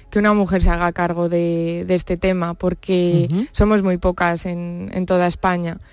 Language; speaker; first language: Spanish; native; Spanish